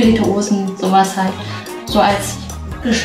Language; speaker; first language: German; native; German